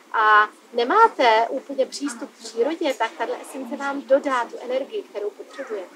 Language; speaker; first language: Czech; native; Czech